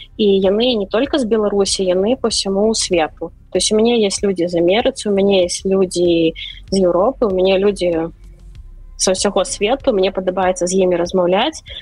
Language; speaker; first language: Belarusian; non-native, local second language; Russian